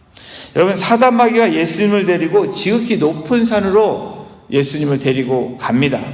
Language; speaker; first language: Korean; native; Korean